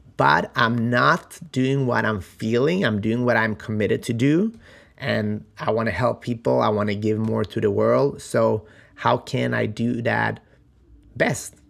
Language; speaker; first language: English; non-native, fluent; Macedonian